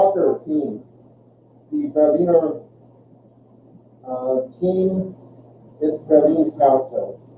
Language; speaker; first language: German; non-native, fluent; English